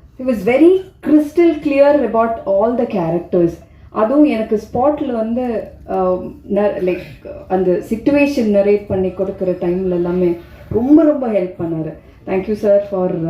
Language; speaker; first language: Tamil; non-native, fluent; Malayalam